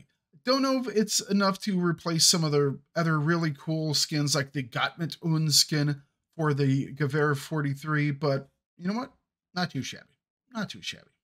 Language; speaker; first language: English; native; English